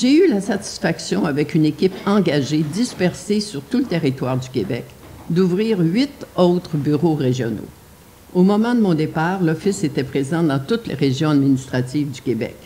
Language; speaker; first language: French; native; French